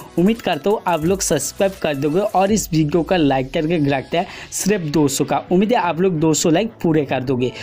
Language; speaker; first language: Hindi; non-native, local second language; Bangla